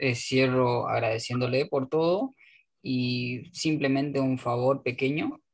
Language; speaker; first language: Spanish; native; Spanish